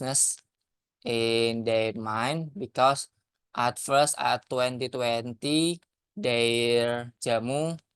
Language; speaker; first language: English; non-native, learner; Indonesian